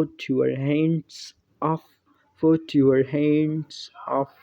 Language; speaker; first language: English; non-native, local second language; Urdu